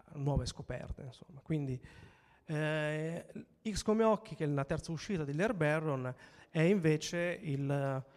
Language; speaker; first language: Italian; native; Italian